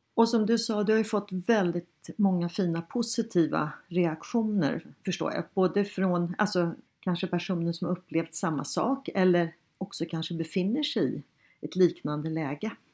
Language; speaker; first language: Swedish; native; Swedish